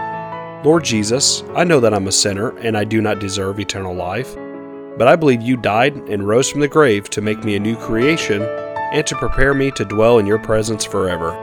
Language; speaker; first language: English; native; English